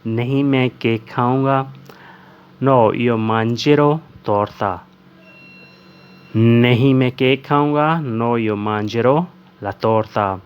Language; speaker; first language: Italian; non-native, learner; Urdu